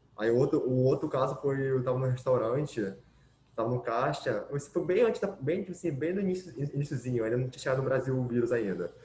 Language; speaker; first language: Portuguese; early bilingual, other home language; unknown